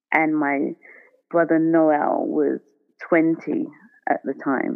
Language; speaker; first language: English; native; English